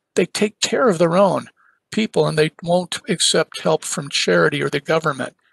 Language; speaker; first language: English; native; English